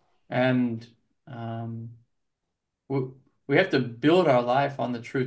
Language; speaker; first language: English; native; English